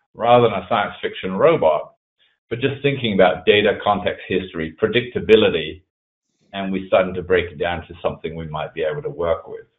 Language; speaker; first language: English; native; English